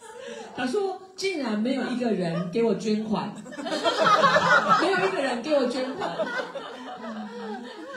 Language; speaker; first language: Chinese; native; Chinese